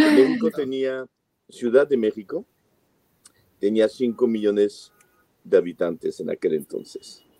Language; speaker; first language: Spanish; non-native, fluent; French